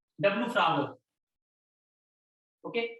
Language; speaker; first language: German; non-native, learner; Hindi